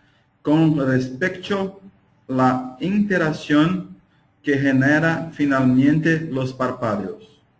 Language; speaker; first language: Spanish; non-native, fluent; Portuguese